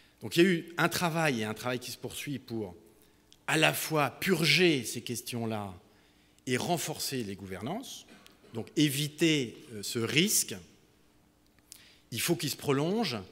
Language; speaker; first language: French; native; French